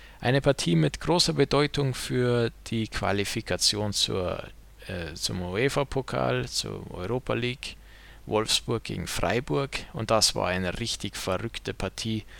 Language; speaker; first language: German; native; German